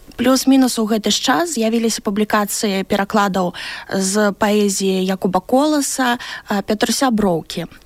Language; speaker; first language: Belarusian; native; Belarusian